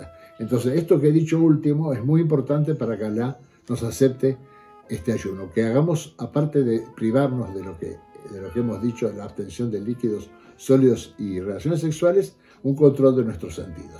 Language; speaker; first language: Spanish; native; Spanish